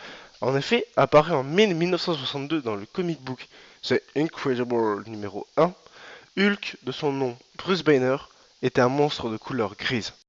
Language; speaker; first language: French; native; French